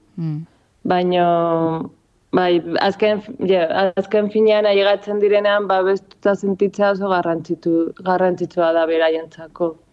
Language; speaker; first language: Basque; non-native, local second language; Spanish